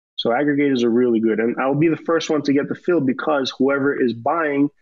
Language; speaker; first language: English; early bilingual, other home language; Romanian